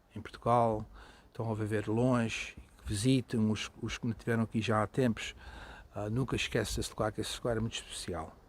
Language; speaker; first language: Portuguese; non-native, learner; English